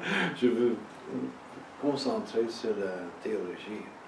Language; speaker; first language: French; non-native, learner; English